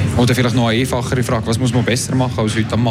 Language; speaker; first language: German; native; German